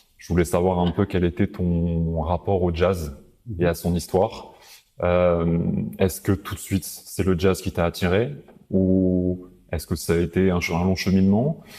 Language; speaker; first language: French; native; French